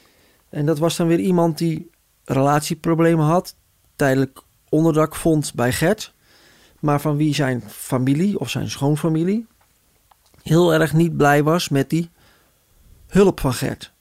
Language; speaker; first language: Dutch; native; Dutch